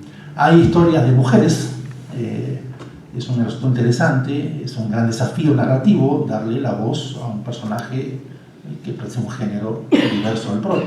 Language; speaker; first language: Spanish; native; Spanish